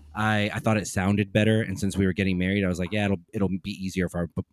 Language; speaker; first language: English; native; English